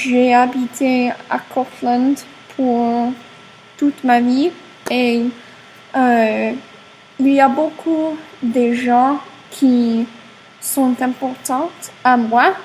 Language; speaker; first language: French; non-native, learner; English